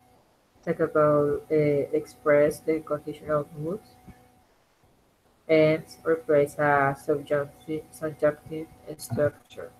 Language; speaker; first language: English; non-native, learner; Spanish